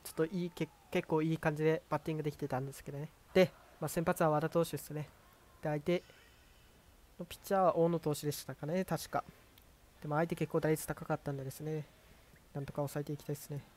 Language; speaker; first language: Japanese; native; Japanese